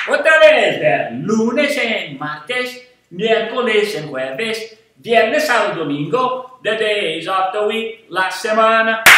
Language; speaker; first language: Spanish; non-native, fluent; English